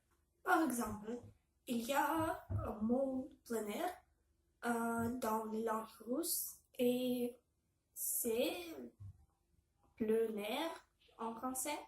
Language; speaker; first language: French; non-native, learner; Belarusian